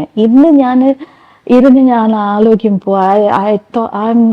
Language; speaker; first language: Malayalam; non-native, fluent; Tamil